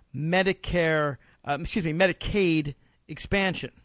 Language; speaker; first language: English; native; English